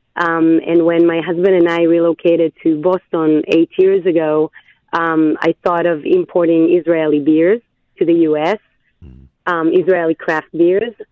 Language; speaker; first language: English; non-native, fluent; Hebrew